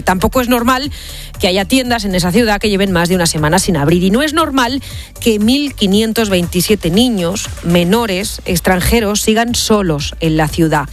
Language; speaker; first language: Spanish; native; Spanish